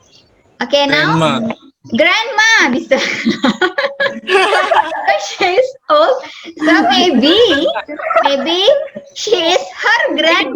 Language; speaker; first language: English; non-native, fluent; Indonesian